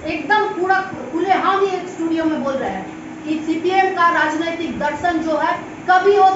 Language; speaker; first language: Hindi; non-native, local second language; Bangla